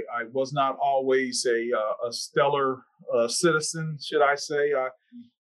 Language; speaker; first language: English; native; English